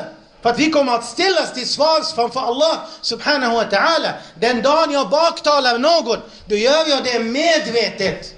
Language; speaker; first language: Swedish; non-native, local second language; Arabic